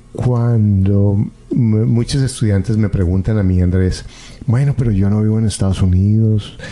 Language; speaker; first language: Spanish; native; Spanish